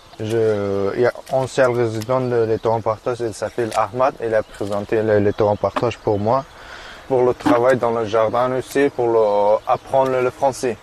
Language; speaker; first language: French; non-native, learner; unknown